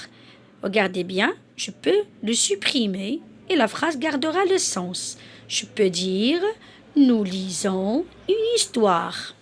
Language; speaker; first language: French; non-native, local second language; Arabic